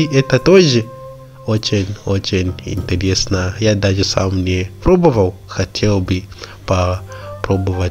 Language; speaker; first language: Russian; non-native, learner; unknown